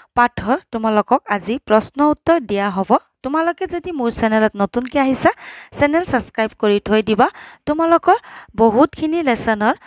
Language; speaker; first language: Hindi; non-native, local second language; Assamese